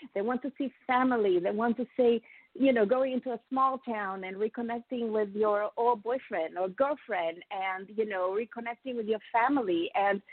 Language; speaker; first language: English; non-native, fluent; Italian